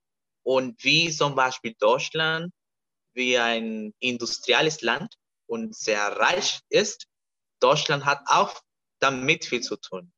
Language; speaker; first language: German; non-native, fluent; Spanish